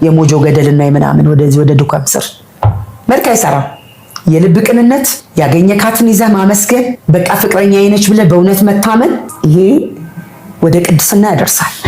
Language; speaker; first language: Amharic; native; Amharic